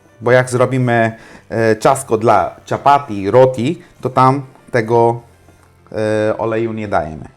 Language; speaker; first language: Polish; non-native, fluent; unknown